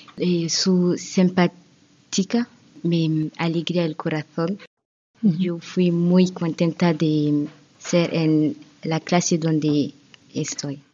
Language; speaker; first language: Spanish; non-native, learner; French